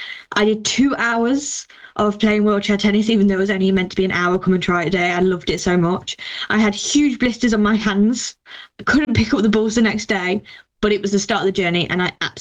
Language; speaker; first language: English; native; English